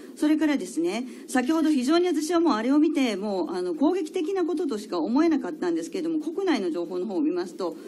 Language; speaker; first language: Japanese; native; Japanese